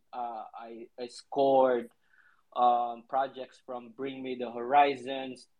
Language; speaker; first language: English; non-native, local second language; Cebuano